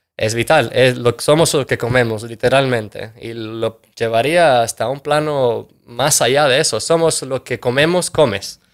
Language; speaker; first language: Spanish; native; Spanish